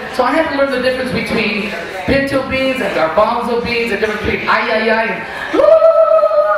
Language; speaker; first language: English; native; English